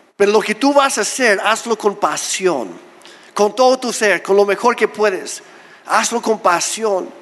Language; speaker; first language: Spanish; non-native, fluent; English